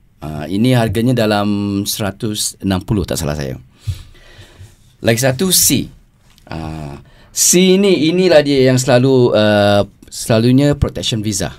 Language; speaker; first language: Malay; native; Malay